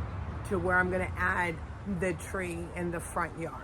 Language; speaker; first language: English; native; English